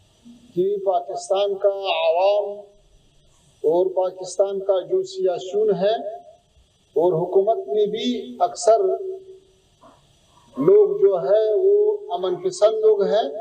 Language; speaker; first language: Hindi; non-native, fluent; Pashto